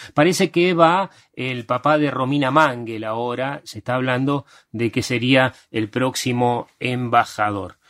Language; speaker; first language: Spanish; early bilingual, other home language; Hungarian